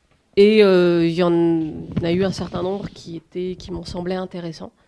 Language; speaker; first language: French; native; French